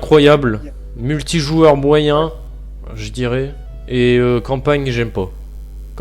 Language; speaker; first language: French; native; French